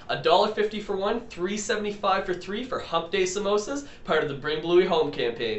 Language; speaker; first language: English; native; English